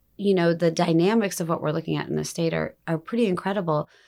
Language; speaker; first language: English; native; English